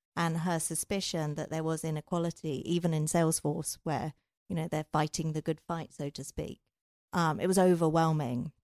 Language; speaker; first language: English; native; English